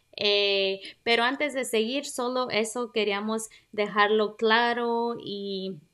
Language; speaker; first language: Spanish; native; Spanish